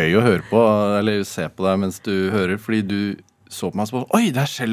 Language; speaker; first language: Norwegian; native; Norwegian